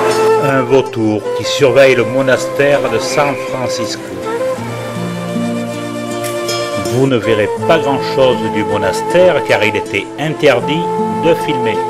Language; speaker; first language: French; native; French